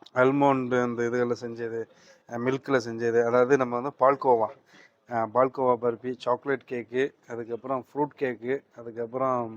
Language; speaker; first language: Tamil; native; Tamil